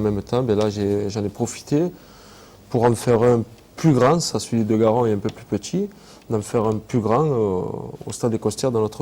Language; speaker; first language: French; native; French